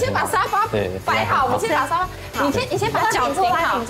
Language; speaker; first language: Chinese; native; Chinese